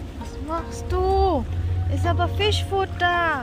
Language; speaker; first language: German; non-native, learner; Filipino